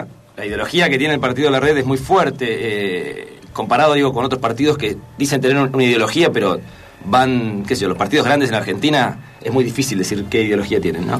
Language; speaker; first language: Spanish; native; Spanish